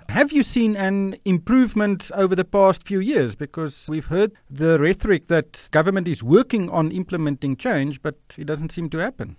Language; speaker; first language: English; non-native, local second language; Afrikaans